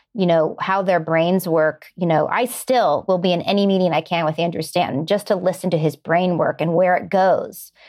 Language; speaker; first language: English; native; English